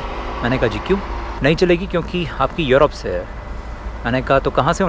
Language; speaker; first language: Hindi; native; Hindi